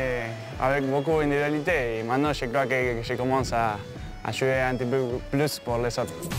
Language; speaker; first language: French; non-native, fluent; Spanish